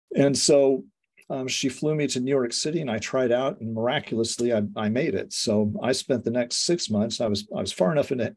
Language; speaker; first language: English; native; English